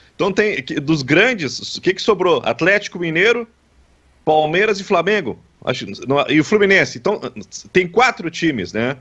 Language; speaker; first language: Portuguese; native; Portuguese